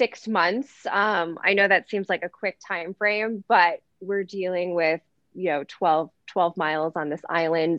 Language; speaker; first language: English; native; English